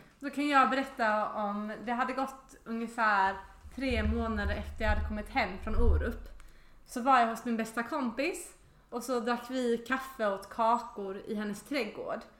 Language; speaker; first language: Swedish; native; Swedish